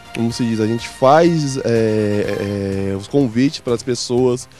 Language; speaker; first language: Portuguese; native; Portuguese